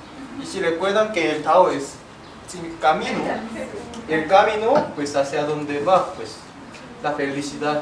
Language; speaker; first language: Spanish; non-native, fluent; Korean